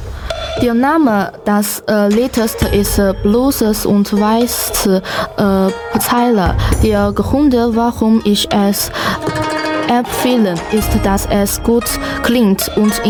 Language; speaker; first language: German; non-native, learner; Chinese